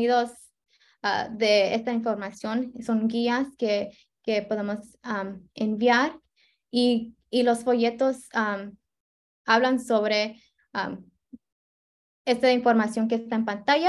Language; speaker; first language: Spanish; early bilingual, heritage; Spanish